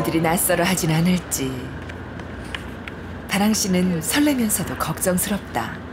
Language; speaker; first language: Korean; native; Korean